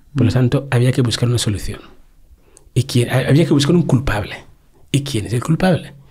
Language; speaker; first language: Spanish; non-native, fluent; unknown